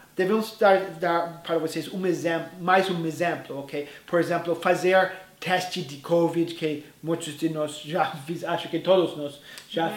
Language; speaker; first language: Portuguese; non-native, fluent; English